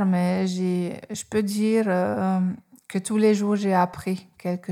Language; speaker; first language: French; non-native, fluent; Hungarian